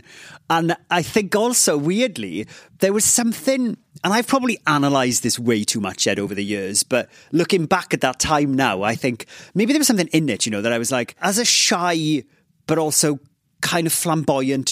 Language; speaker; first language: English; non-native, local second language; Welsh